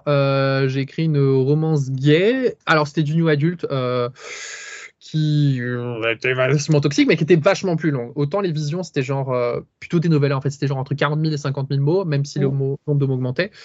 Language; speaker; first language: French; native; French